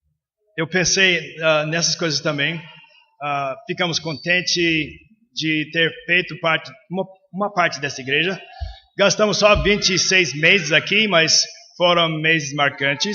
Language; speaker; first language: Portuguese; non-native, fluent; English